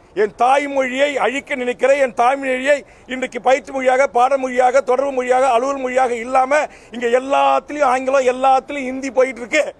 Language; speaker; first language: Tamil; native; Tamil